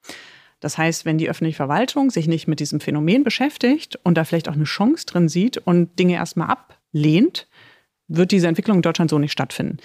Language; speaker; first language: German; native; German